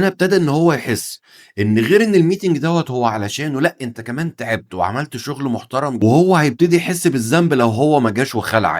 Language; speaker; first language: Arabic; native; Arabic